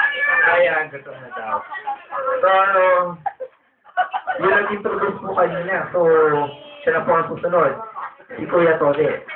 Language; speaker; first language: Filipino; native; Filipino